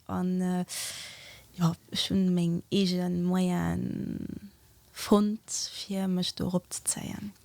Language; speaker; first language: Luxembourgish; early bilingual, other home language; Portuguese